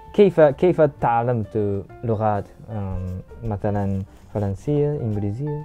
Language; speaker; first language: Arabic; non-native, learner; Japanese